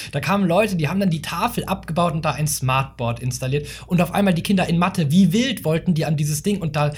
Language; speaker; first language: German; native; German